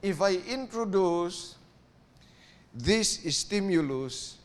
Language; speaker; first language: English; non-native, local second language; Filipino